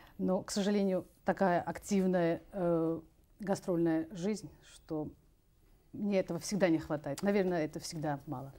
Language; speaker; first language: Russian; native; Russian